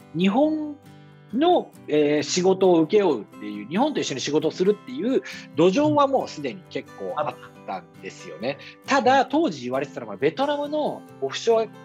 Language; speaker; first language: Japanese; native; Japanese